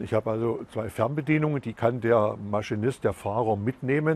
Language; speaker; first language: German; native; German